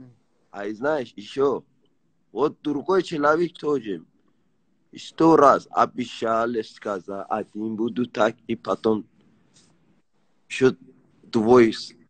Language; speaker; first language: Russian; non-native, learner; Persian